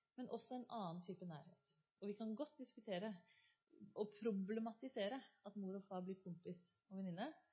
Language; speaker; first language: Norwegian; native; Norwegian